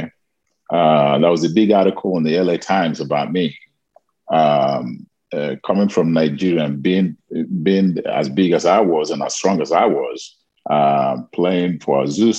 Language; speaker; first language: English; non-native, local second language; Igbo